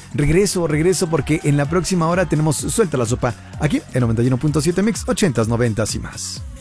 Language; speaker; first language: Spanish; native; Spanish